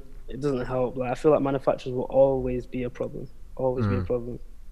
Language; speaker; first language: English; native; English